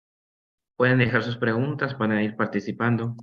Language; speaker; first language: Spanish; native; Spanish